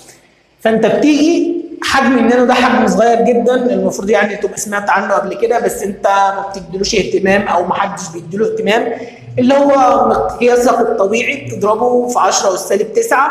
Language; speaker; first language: Arabic; native; Arabic